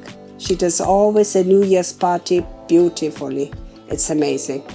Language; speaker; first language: English; non-native, fluent; German